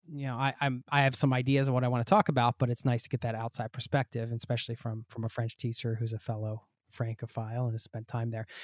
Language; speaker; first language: English; native; English